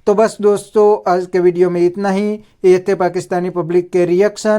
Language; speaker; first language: Hindi; native; Hindi